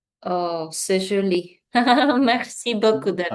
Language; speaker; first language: French; non-native, learner; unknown